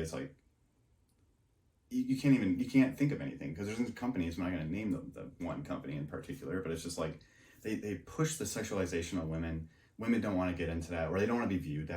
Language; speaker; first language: English; native; English